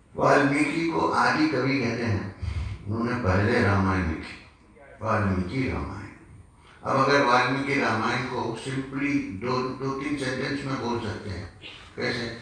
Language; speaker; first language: Hindi; non-native, local second language; Malayalam